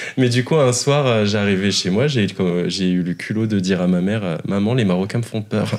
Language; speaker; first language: French; non-native, local second language; Arabic